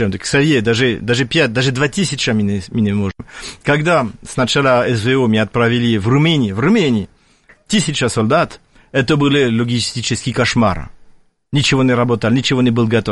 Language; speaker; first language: Russian; non-native, fluent; French